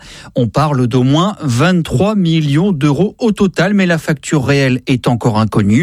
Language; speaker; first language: French; native; French